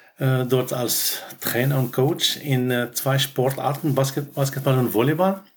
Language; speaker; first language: German; non-native, fluent; Arabic